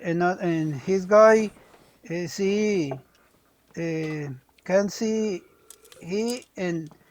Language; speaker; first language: English; non-native, learner; Spanish